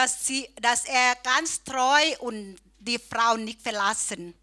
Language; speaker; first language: German; non-native, learner; Thai